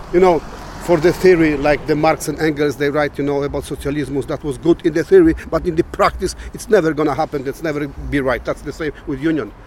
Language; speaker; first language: English; non-native, learner; Polish